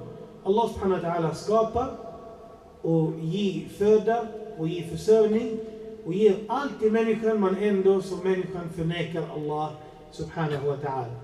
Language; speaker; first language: Swedish; non-native, fluent; Arabic